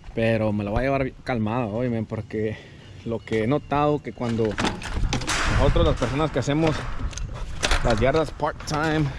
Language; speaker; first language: Spanish; early bilingual, heritage; Spanish